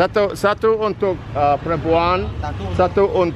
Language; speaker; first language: Indonesian; non-native, learner; English